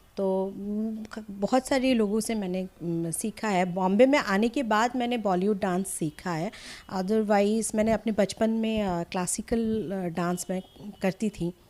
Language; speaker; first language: Hindi; non-native, local second language; Assamese